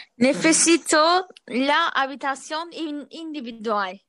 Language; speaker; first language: Spanish; non-native, learner; Turkish